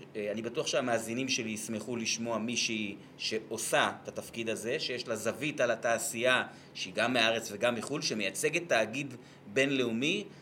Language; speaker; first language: Hebrew; native; Hebrew